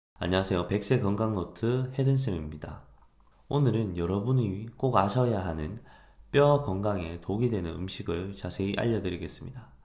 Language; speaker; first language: Korean; native; Korean